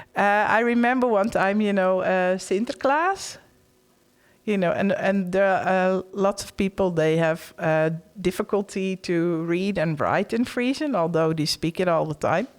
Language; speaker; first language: English; non-native, fluent; Western Frisian